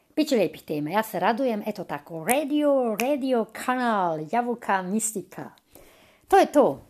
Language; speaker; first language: Croatian; early bilingual, heritage; Croatian